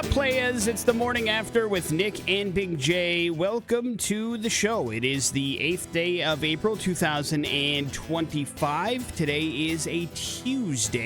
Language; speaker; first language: English; native; English